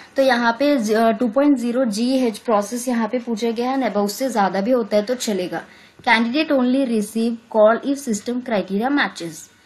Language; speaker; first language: Hindi; native; Hindi